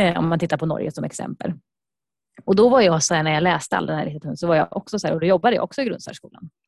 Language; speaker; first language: Swedish; native; Swedish